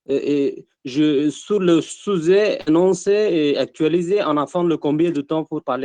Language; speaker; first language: French; non-native, learner; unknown